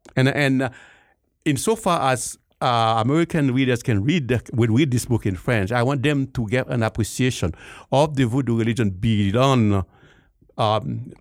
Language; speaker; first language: English; non-native, fluent; Haitian Creole